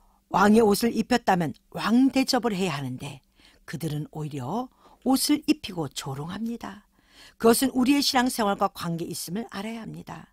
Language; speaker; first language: Korean; native; Korean